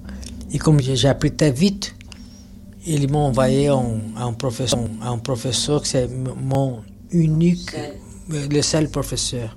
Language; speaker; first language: French; non-native, learner; Portuguese